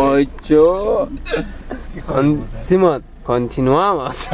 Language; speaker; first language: Spanish; non-native, learner; German